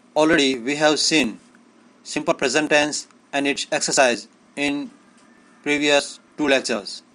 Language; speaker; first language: English; non-native, local second language; Gujarati